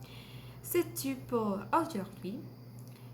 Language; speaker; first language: French; non-native, learner; Spanish